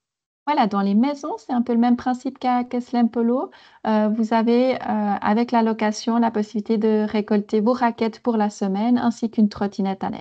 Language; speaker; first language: French; native; French